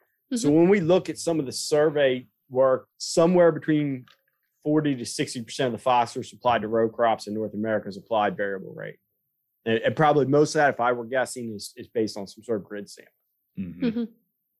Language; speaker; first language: English; native; English